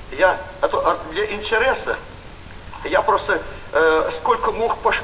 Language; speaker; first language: Polish; non-native, learner; Russian